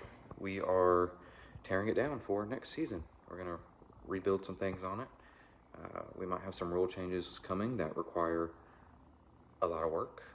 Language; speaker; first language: English; native; English